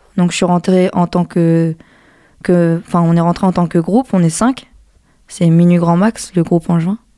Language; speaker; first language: French; native; French